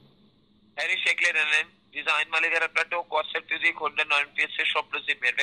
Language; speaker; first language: German; non-native, learner; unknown